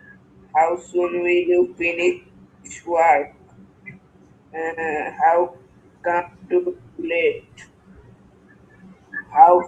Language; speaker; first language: English; non-native, learner; Bangla